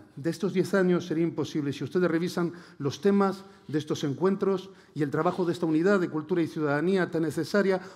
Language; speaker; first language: Spanish; native; Spanish